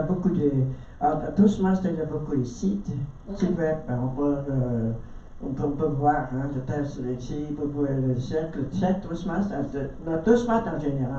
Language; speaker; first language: French; non-native, learner; Vietnamese